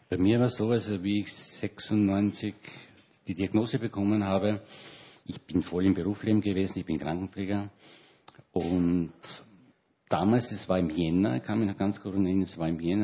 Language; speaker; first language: German; native; German